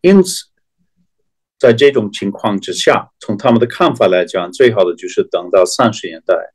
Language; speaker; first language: Chinese; non-native, fluent; English